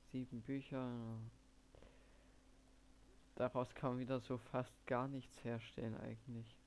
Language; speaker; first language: German; native; German